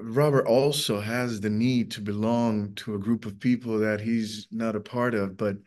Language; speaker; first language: English; non-native, fluent; Spanish